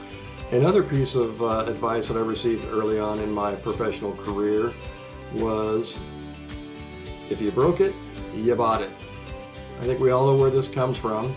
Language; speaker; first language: English; native; English